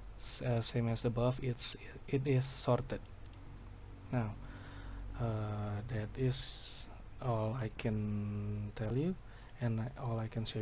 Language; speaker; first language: English; non-native, local second language; Indonesian